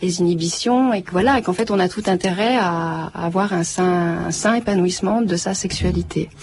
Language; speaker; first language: French; native; French